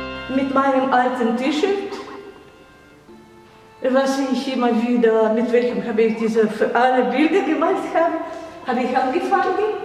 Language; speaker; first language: German; non-native, fluent; Russian